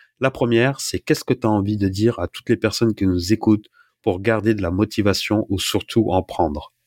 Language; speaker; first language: French; early bilingual, other home language; Arabic